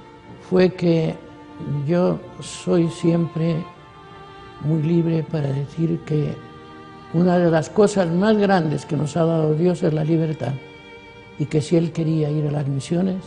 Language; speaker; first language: Spanish; native; Spanish